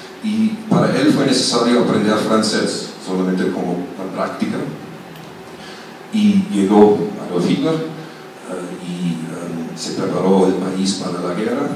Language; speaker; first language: Spanish; non-native, fluent; German